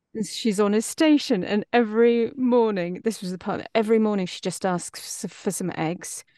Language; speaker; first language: English; native; English